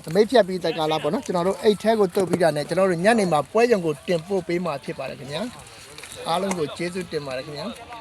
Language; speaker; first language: Burmese; native; Burmese